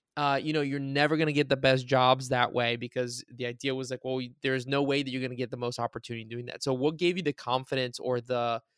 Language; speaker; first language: English; early bilingual, other home language; Bulgarian